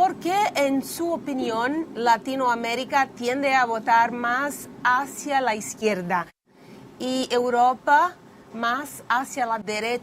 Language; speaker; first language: Spanish; non-native, fluent; Portuguese